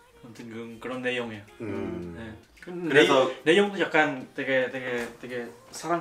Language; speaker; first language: Korean; non-native, learner; Vietnamese